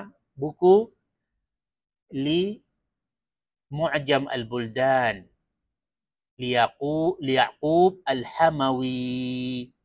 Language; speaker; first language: Arabic; non-native, fluent; Malay